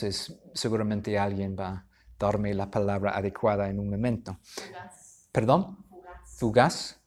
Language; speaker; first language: Spanish; non-native, fluent; English